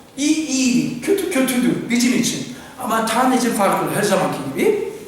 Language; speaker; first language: Turkish; non-native, fluent; Korean